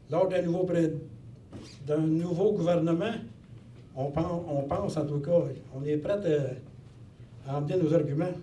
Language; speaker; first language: French; native; French